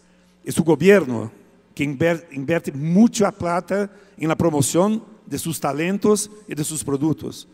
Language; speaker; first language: Spanish; non-native, fluent; Portuguese